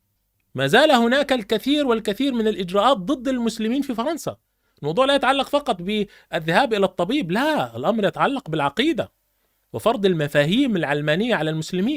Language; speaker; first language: Arabic; native; Arabic